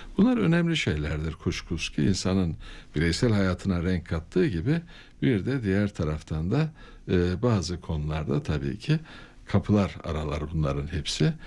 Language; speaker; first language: Turkish; native; Turkish